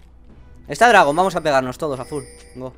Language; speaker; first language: Spanish; native; Spanish